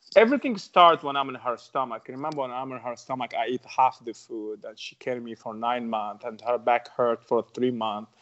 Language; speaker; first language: English; non-native, learner; Arabic